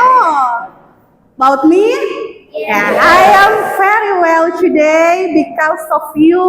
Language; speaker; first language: English; non-native, learner; Indonesian